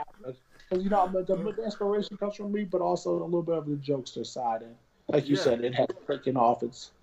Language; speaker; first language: English; native; English